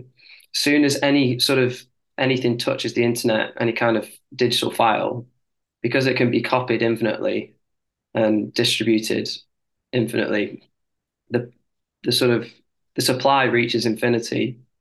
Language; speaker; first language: English; native; English